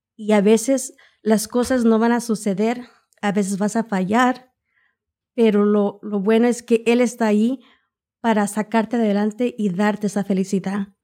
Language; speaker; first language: Spanish; early bilingual, heritage; Spanish